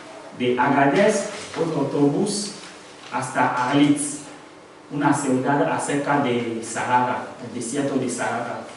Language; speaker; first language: Spanish; non-native, learner; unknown